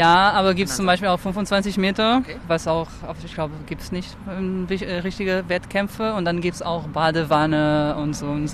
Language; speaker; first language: German; non-native, fluent; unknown